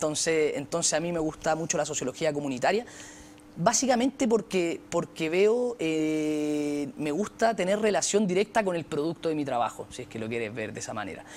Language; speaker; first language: Spanish; native; Spanish